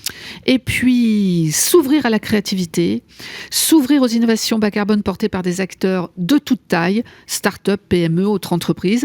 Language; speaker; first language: French; native; French